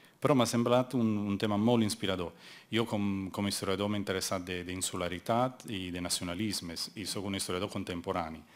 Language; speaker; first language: Catalan; non-native, fluent; Italian